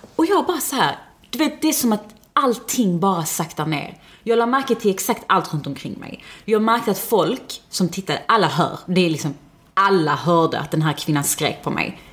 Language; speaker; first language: Swedish; early bilingual, other home language; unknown